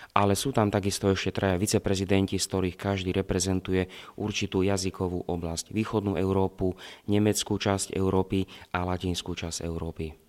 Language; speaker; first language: Slovak; native; Slovak